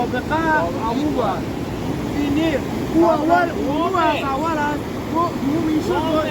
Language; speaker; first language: Persian; native; Persian